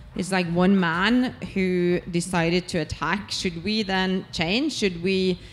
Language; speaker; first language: English; non-native, fluent; Norwegian